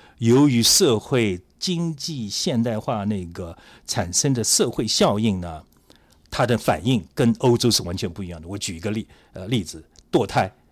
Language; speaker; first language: Chinese; native; Chinese